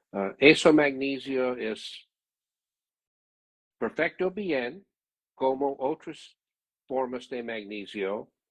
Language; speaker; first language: Spanish; non-native, learner; English